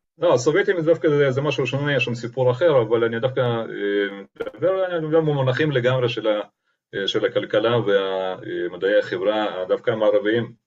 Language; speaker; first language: Hebrew; non-native, fluent; Russian